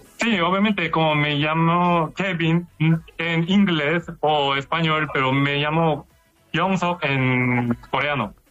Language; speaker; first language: Spanish; non-native, fluent; Korean